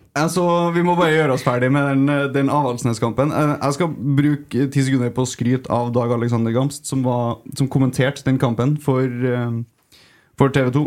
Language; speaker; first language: Norwegian; native; Norwegian